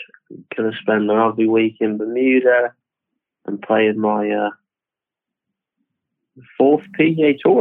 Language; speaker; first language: English; native; English